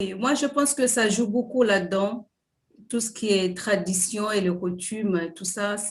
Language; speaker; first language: French; non-native, fluent; Swahili